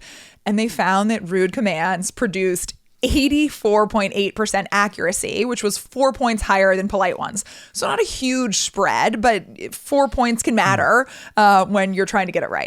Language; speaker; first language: English; native; English